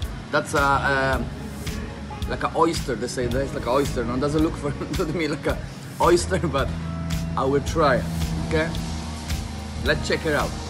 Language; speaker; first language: English; non-native, fluent; Polish